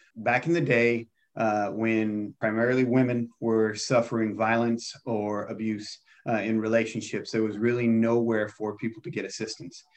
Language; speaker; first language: English; native; English